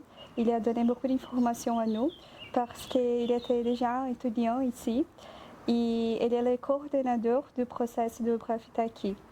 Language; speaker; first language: French; non-native, learner; Portuguese